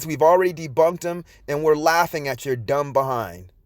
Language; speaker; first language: English; native; English